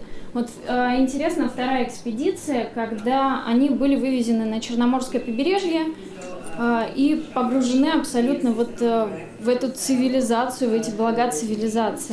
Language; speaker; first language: Russian; native; Russian